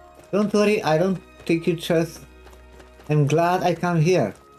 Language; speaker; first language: English; non-native, fluent; Romanian